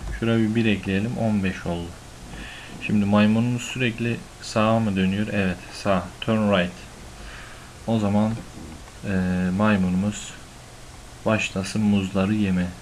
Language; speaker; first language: Turkish; native; Turkish